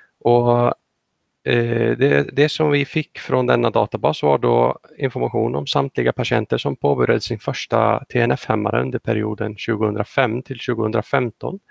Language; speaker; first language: Swedish; non-native, fluent; Icelandic